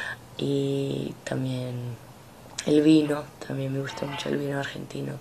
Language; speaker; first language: Spanish; non-native, fluent; English